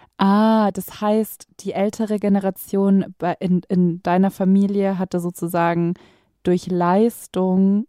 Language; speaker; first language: German; native; German